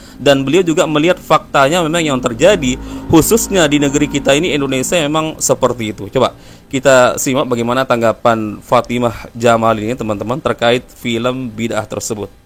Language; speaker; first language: Indonesian; native; Indonesian